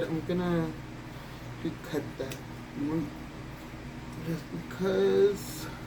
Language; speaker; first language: English; native; English